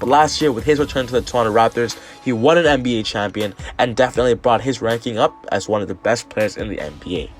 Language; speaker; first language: English; native; English